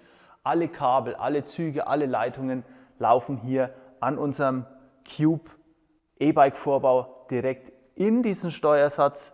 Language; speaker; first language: German; native; German